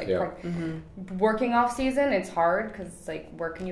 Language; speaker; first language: English; native; English